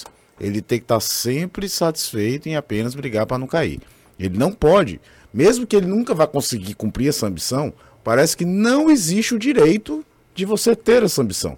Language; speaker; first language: Portuguese; native; Portuguese